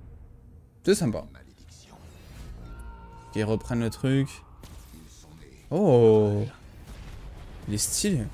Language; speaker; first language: French; native; French